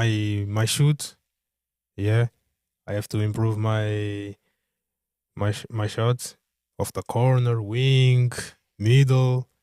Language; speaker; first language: English; non-native, learner; Portuguese